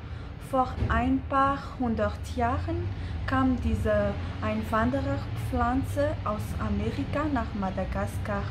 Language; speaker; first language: German; non-native, fluent; Malagasy